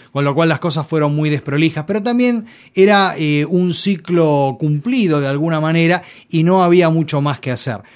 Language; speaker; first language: Spanish; native; Spanish